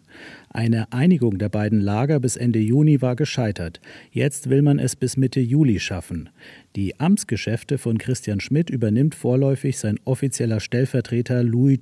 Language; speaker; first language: German; native; German